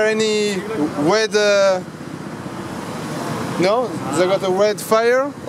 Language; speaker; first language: English; non-native, learner; French